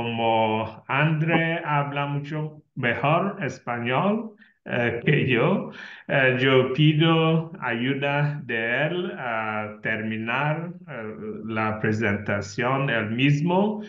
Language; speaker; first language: Spanish; non-native, learner; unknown